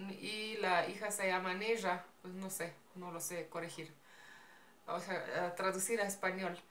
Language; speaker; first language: Spanish; non-native, fluent; Slovenian